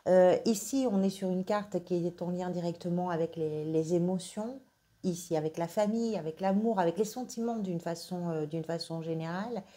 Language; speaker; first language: French; native; French